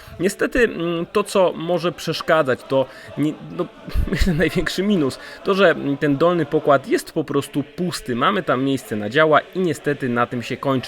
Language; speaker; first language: Polish; native; Polish